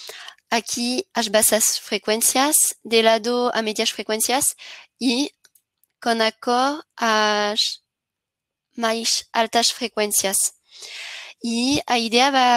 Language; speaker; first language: Spanish; non-native, learner; French